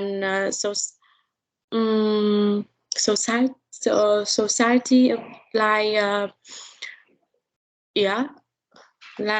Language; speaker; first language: English; non-native, learner; Vietnamese